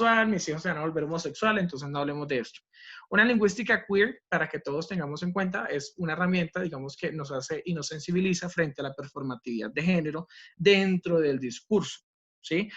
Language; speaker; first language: Spanish; native; Spanish